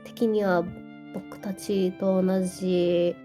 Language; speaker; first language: Japanese; non-native, learner; English